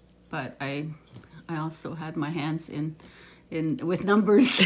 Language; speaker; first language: English; early bilingual, other home language; Italian